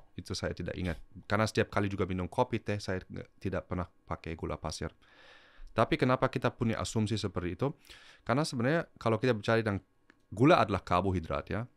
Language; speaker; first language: Indonesian; early bilingual, heritage; German